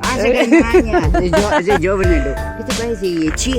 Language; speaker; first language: Italian; native; Italian